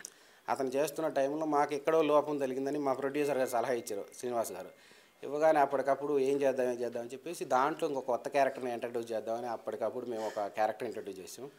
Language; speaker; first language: Telugu; native; Telugu